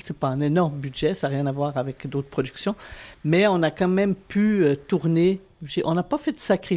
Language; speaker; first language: French; native; French